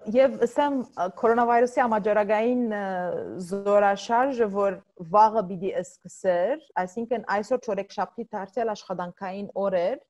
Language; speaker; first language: Armenian; early bilingual, heritage; Armenian